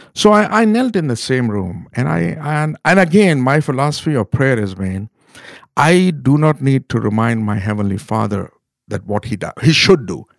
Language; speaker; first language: English; non-native, local second language; Urdu